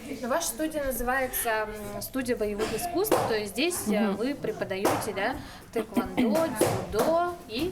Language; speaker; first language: Russian; native; Russian